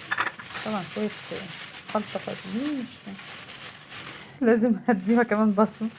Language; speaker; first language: Arabic; native; Arabic